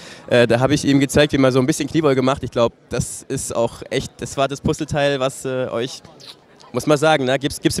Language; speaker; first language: German; native; German